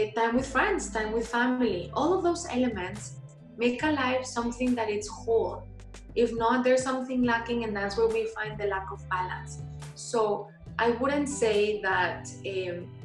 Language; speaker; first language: English; non-native, fluent; Spanish